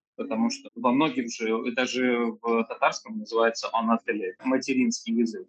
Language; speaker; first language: Russian; native; Russian